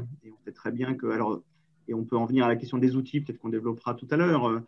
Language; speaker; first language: French; native; French